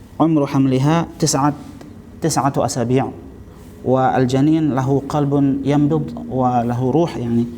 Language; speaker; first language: Arabic; non-native, fluent; Indonesian